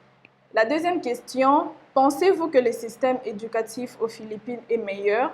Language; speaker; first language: French; non-native, local second language; Lingala